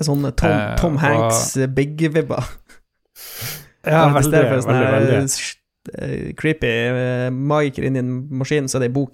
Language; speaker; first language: Norwegian; native; Norwegian